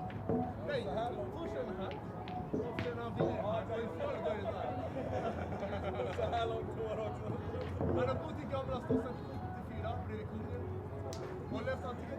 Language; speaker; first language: Swedish; non-native, learner; French